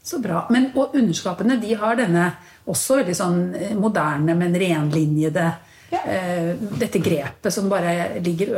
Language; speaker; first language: Norwegian; native; Norwegian